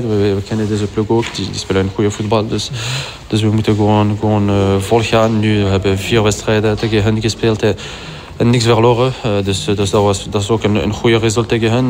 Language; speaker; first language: Dutch; non-native, local second language; French